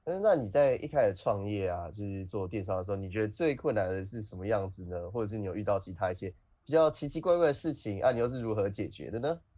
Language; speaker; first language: Chinese; native; Chinese